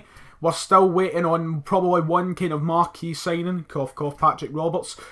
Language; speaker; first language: English; native; English